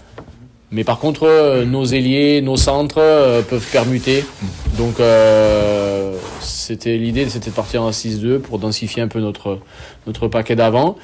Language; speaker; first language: French; native; French